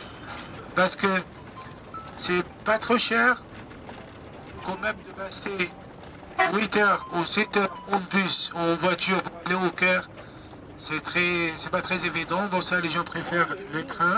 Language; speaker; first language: French; non-native, fluent; Arabic